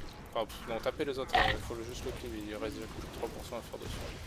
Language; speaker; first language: French; native; French